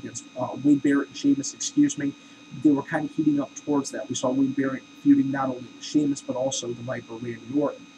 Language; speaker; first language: English; native; English